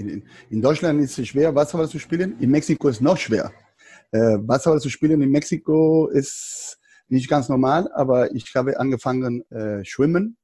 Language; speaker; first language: German; non-native, fluent; Spanish